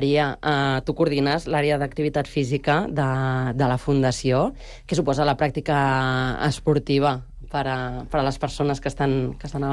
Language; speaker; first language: Catalan; native; Catalan